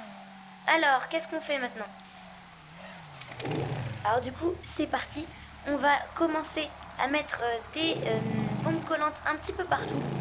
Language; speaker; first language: French; native; French